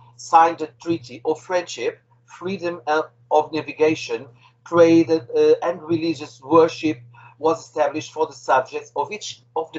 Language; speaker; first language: English; non-native, fluent; Portuguese